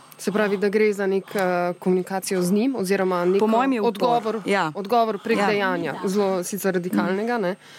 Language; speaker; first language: Slovenian; native; Slovenian